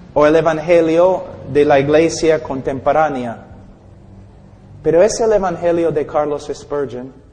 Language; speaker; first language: Spanish; non-native, fluent; English